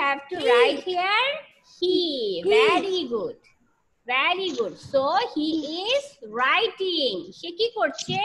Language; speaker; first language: English; non-native, learner; Bangla